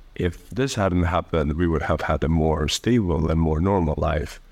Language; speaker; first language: English; early bilingual, other home language; Albanian